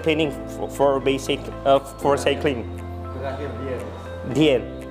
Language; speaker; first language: English; non-native, learner; Indonesian